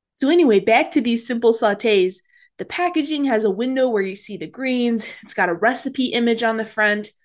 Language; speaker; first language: English; native; English